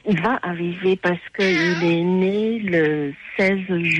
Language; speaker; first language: French; non-native, fluent; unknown